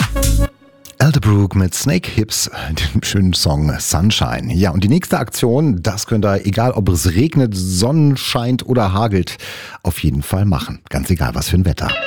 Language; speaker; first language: German; native; German